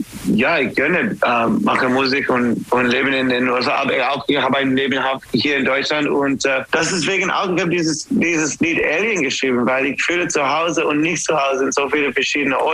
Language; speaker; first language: German; non-native, learner; English